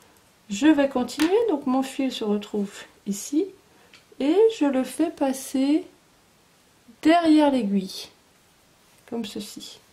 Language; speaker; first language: French; native; French